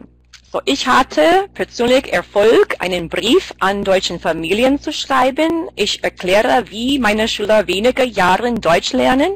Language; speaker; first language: German; non-native, fluent; English